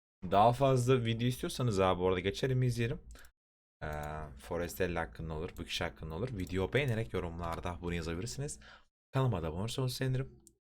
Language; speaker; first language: Turkish; native; Turkish